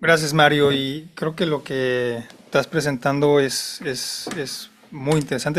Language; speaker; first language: Spanish; native; Spanish